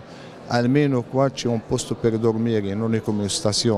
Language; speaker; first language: Italian; non-native, learner; Arabic